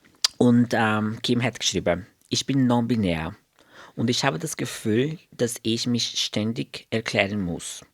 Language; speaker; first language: German; non-native, fluent; Portuguese